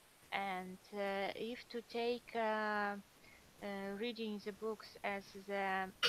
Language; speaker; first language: English; non-native, fluent; Russian